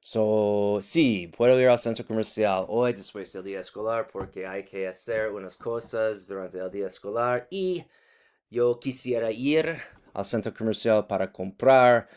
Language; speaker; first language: Spanish; non-native, fluent; English